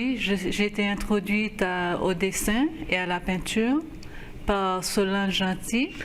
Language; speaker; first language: French; non-native, local second language; Haitian Creole